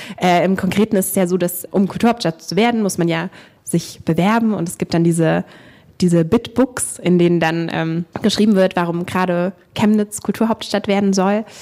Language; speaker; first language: German; native; German